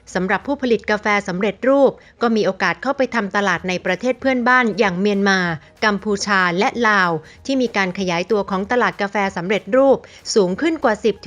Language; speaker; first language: Thai; native; Thai